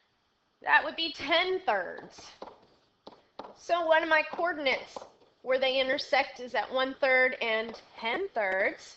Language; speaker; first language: English; native; English